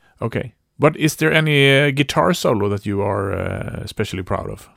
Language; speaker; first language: English; non-native, fluent; Swedish